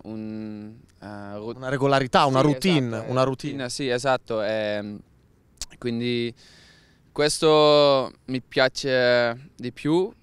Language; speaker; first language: Italian; non-native, learner; Dutch